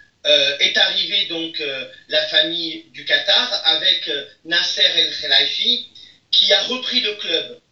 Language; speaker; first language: French; native; French